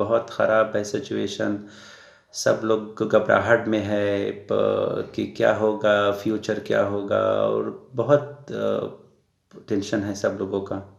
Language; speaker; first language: Hindi; non-native, learner; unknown